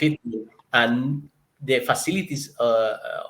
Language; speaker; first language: English; non-native, learner; Spanish